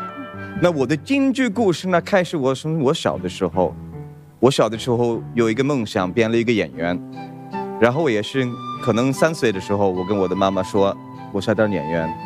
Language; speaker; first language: Chinese; non-native, fluent; Swedish